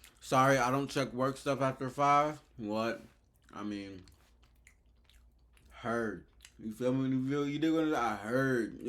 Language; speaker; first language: English; native; English